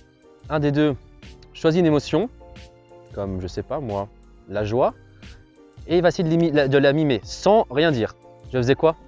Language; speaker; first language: French; native; French